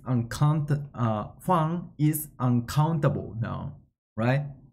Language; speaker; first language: English; non-native, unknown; Japanese